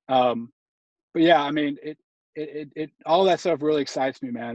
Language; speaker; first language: English; native; English